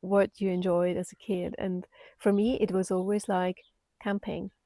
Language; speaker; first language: English; non-native, fluent; German